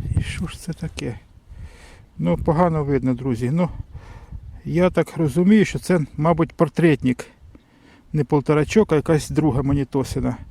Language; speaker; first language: Ukrainian; native; Ukrainian